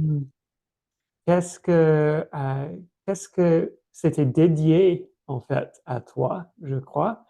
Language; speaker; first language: French; non-native, fluent; English